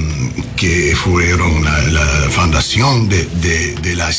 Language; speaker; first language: Spanish; non-native, learner; English